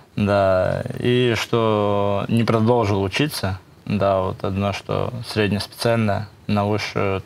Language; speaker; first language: Russian; native; Russian